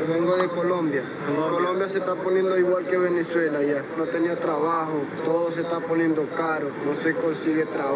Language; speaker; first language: Spanish; native; Spanish